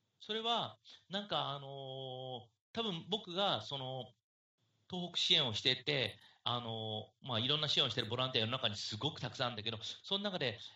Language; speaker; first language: Japanese; native; Japanese